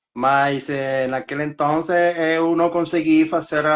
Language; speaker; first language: Portuguese; non-native, learner; Spanish